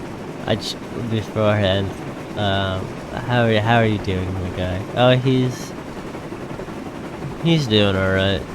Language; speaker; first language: English; native; English